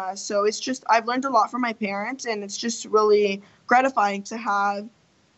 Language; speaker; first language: English; early bilingual, other home language; Spanish